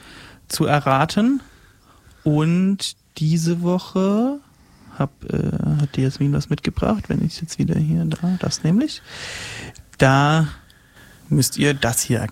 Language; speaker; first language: German; native; German